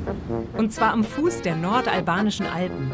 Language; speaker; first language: German; native; German